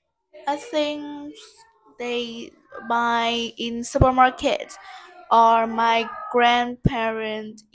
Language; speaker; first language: English; non-native, learner; Vietnamese